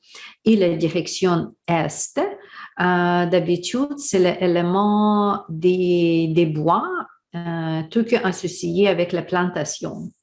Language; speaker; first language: French; non-native, learner; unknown